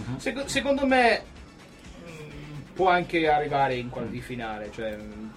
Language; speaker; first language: Italian; non-native, fluent; English